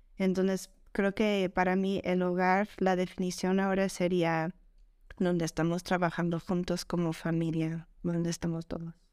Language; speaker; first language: Spanish; non-native, fluent; English